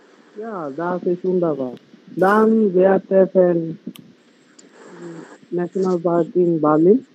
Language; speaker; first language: German; non-native, learner; Bangla